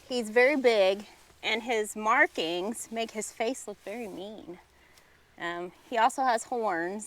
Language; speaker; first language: English; native; English